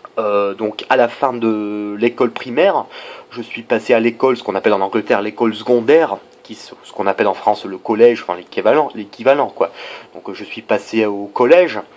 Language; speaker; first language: French; non-native, fluent; English